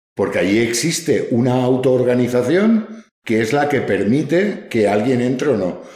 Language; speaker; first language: Spanish; native; Spanish